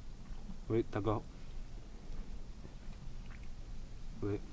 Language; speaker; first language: French; non-native, learner; Chinese